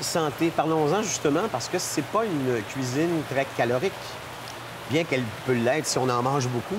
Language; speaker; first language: French; native; French